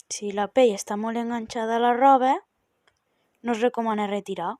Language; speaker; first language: Catalan; native; Catalan